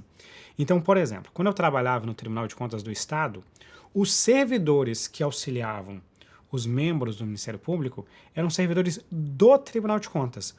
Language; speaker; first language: Portuguese; native; Portuguese